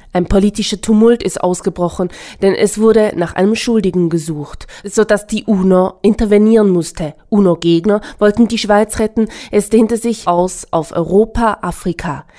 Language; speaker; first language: German; native; German